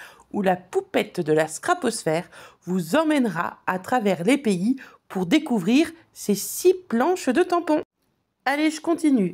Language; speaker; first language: French; native; French